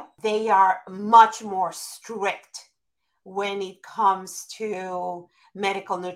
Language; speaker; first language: English; non-native, fluent; Spanish